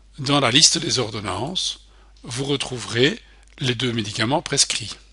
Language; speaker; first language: French; native; French